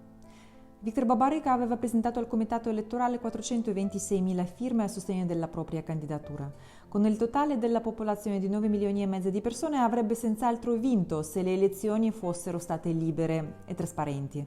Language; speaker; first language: Italian; non-native, fluent; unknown